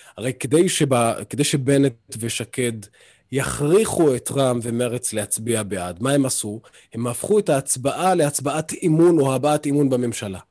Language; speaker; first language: Hebrew; non-native, local second language; Arabic